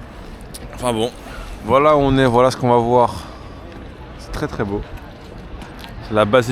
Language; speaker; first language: French; native; French